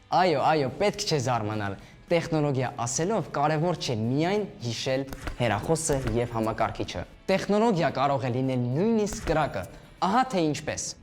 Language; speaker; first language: Armenian; early bilingual, heritage; Armenian